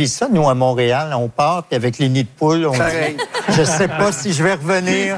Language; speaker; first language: French; native; French